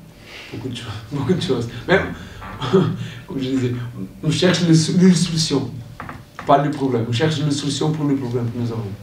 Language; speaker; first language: French; non-native, learner; Portuguese